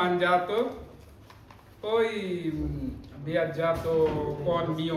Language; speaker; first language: Italian; non-native, learner; Bangla